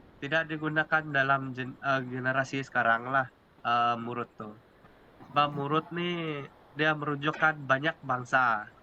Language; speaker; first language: Malay; non-native, local second language; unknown